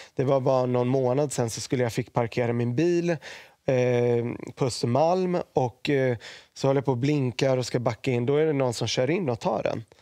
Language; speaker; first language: Swedish; early bilingual, other home language; Arabic